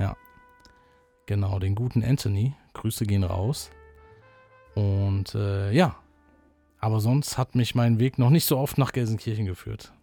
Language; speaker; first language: German; native; German